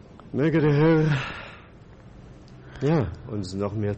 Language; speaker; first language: German; non-native, fluent; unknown